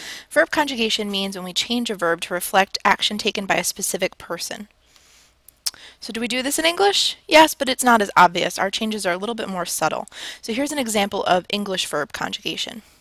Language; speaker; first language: English; native; English